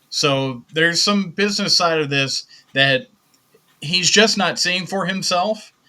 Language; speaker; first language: English; native; English